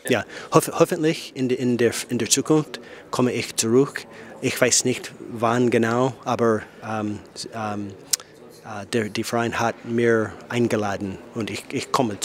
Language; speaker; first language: German; non-native, learner; English